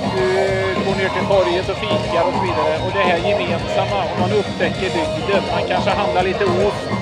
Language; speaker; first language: Swedish; native; Swedish